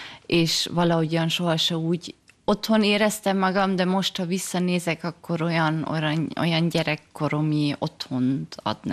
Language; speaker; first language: Hungarian; early bilingual, heritage; German